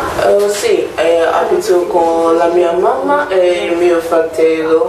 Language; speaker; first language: Italian; non-native, learner; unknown